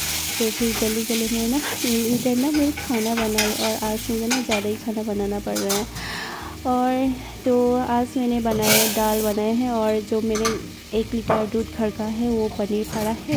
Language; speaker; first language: Hindi; non-native, local second language; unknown